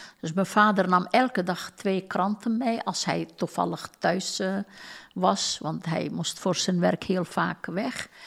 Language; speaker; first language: Dutch; non-native, fluent; Turkish